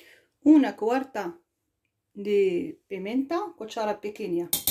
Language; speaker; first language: Spanish; non-native, fluent; Arabic